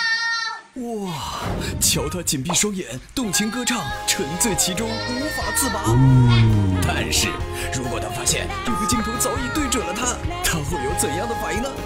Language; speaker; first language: Chinese; native; Chinese